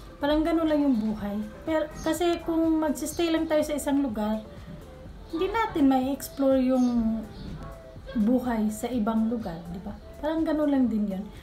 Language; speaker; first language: Filipino; non-native, local second language; Cebuano